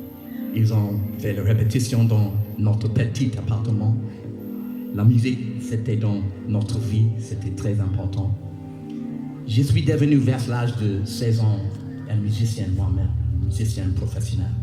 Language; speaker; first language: French; non-native, learner; English